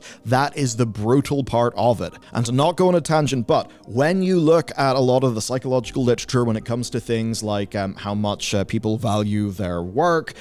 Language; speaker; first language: English; native; English